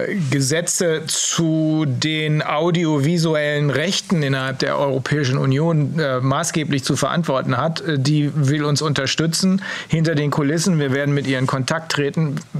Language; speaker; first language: German; native; German